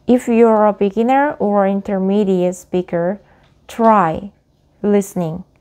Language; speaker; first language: English; non-native, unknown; Korean